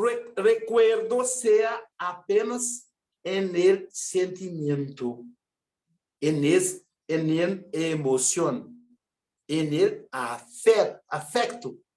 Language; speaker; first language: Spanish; non-native, learner; Portuguese